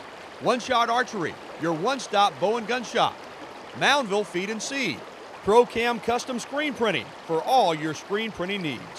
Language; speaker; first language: English; native; English